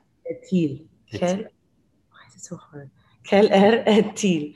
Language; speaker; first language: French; non-native, learner; English